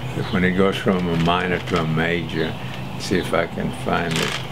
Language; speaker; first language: English; early bilingual, other home language; Spanish